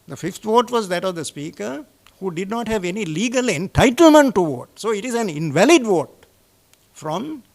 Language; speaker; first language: English; non-native, local second language; Sinhala